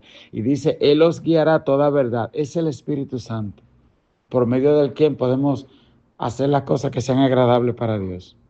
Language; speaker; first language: Spanish; native; Spanish